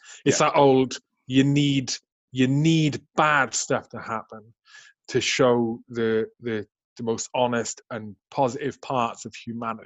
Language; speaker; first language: English; native; English